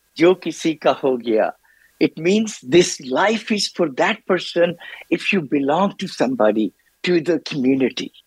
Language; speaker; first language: English; non-native, local second language; Hindi